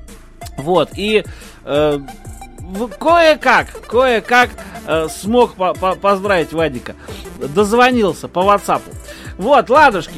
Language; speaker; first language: Russian; native; Russian